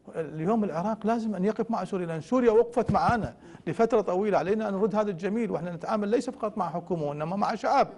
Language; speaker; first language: Arabic; native; Arabic